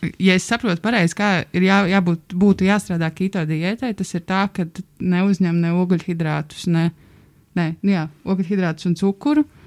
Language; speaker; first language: Latvian; native; Latvian